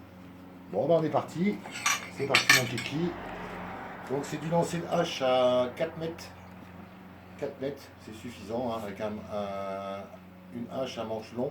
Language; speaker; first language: French; native; French